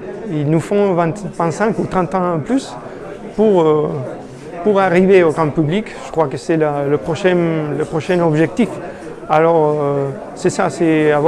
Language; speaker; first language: French; non-native, fluent; Spanish